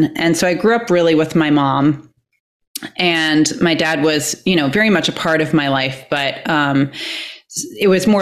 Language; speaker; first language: English; native; English